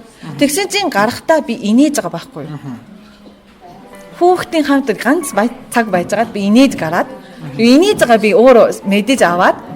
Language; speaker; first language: Mongolian; non-native, fluent; Japanese